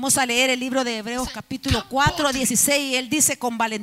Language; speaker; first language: Spanish; native; Spanish